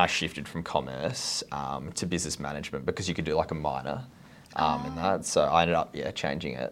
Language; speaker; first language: English; native; English